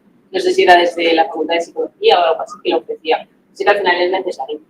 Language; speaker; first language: Spanish; native; Spanish